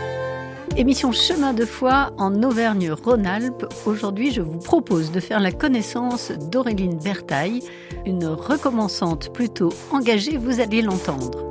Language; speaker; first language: French; native; French